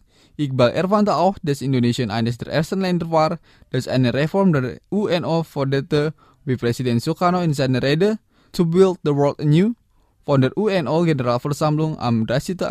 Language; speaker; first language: German; non-native, fluent; Indonesian